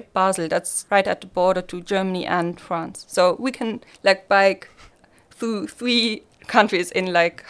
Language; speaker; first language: English; non-native, fluent; German